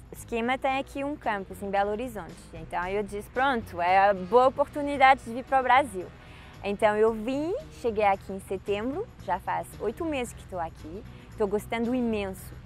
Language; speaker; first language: Portuguese; early bilingual, heritage; Portuguese